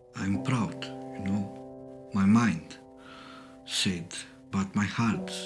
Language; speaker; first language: English; non-native, learner; Romanian